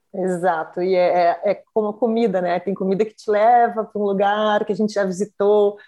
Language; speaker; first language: Portuguese; native; Portuguese